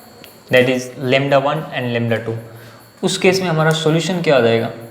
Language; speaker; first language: Hindi; native; Hindi